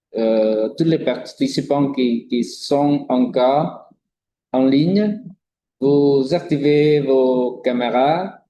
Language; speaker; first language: French; non-native, fluent; Vietnamese